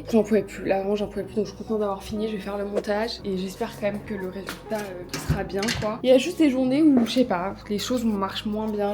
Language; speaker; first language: French; native; French